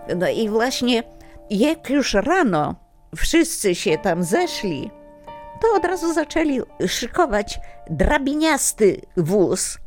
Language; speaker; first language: Polish; native; Polish